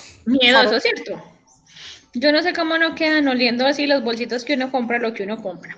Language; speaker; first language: Spanish; native; Spanish